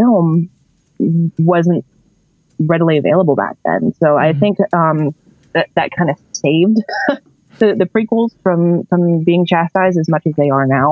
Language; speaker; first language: English; native; English